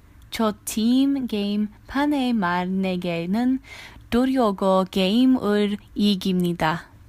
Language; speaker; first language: Korean; non-native, learner; English